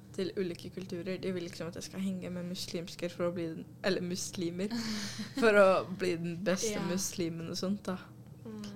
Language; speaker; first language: Norwegian; early bilingual, other home language; Urdu